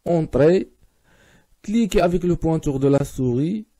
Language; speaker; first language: French; non-native, local second language; Arabic